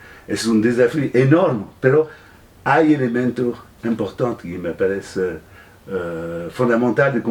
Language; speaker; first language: Spanish; non-native, fluent; French